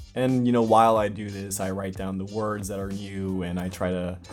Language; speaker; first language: English; native; English